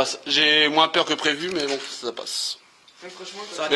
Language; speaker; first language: French; native; French